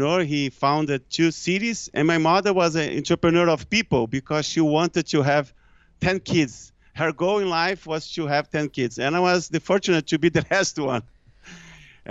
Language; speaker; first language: English; non-native, fluent; Portuguese